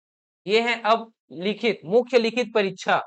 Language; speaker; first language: Hindi; native; Hindi